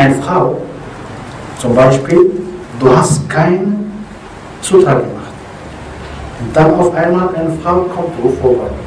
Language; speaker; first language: German; non-native, learner; Arabic